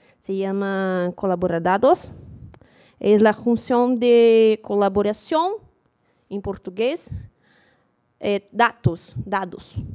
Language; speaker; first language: Spanish; non-native, learner; Portuguese